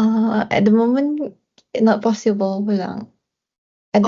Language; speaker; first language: English; non-native, local second language; Malay